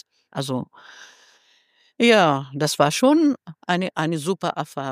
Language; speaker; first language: German; non-native, fluent; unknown